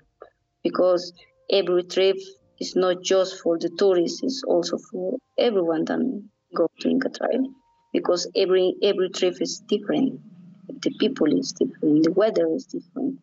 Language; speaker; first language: English; non-native, learner; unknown